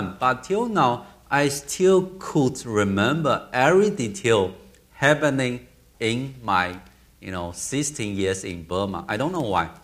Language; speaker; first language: English; non-native, learner; Chinese